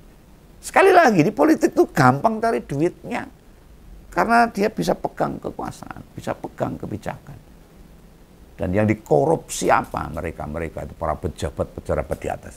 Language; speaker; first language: Indonesian; native; Indonesian